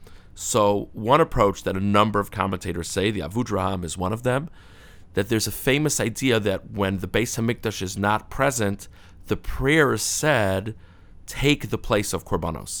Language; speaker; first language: English; native; English